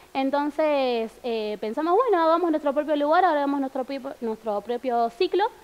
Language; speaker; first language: Spanish; native; Spanish